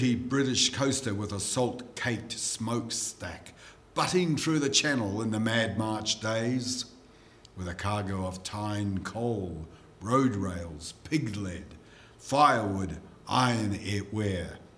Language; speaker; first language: English; non-native, local second language; Limburgish